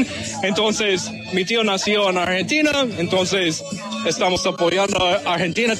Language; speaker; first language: Spanish; non-native, fluent; English